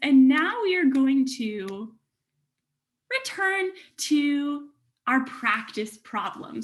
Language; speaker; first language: English; native; English